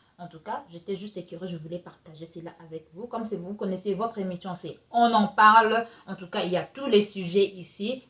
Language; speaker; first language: French; non-native, local second language; Lingala